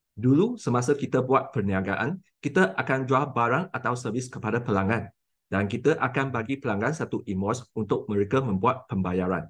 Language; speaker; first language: Malay; non-native, local second language; Chinese